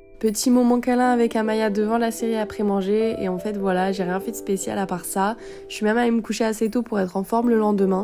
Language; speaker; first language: French; native; French